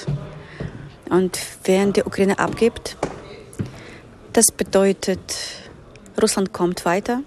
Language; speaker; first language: German; non-native, fluent; Ukrainian